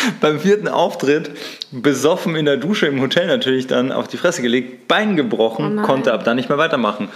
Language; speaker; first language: German; native; German